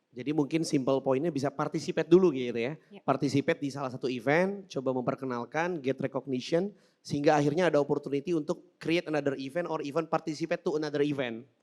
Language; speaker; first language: Indonesian; native; Indonesian